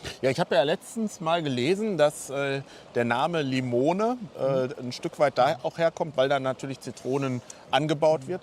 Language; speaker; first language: German; native; German